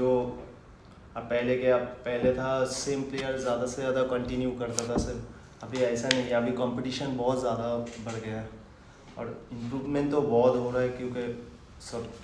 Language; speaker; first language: Hindi; non-native, local second language; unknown